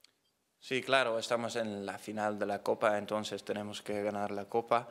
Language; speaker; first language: Spanish; non-native, fluent; Dutch